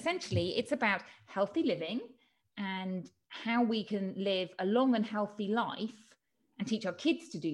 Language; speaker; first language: English; native; English